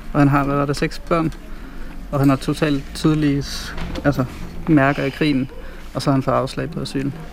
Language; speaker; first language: Danish; native; Danish